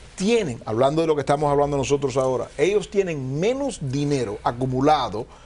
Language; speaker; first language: Spanish; early bilingual, heritage; Spanish